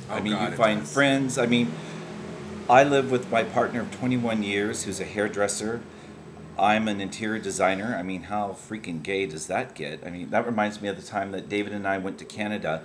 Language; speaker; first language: English; native; English